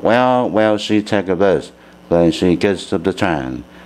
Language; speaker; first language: English; non-native, fluent; Chinese